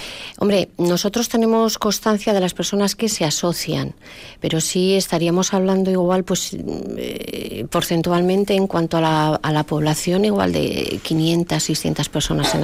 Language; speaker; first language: Spanish; native; Spanish